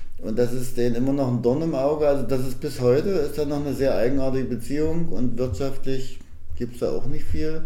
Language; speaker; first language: German; native; German